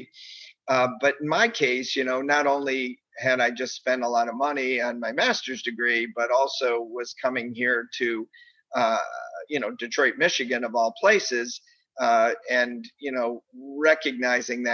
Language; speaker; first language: English; native; English